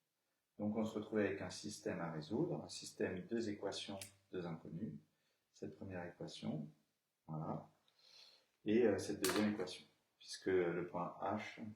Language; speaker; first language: French; native; French